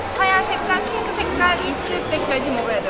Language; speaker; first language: Korean; non-native, learner; Turkish